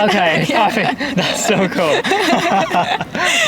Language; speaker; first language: English; non-native, learner; Japanese